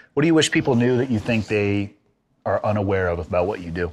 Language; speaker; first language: English; native; English